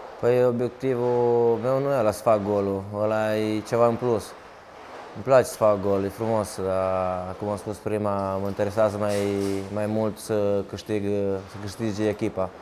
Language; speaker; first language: Romanian; early bilingual, heritage; Romanian